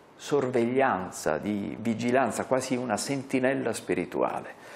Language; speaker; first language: Italian; non-native, local second language; Sicilian